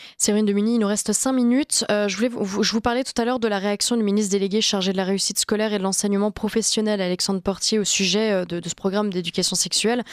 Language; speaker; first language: French; native; French